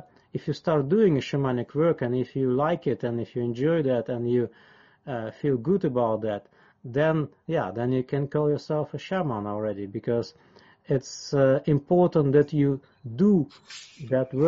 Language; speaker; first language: English; non-native, fluent; Russian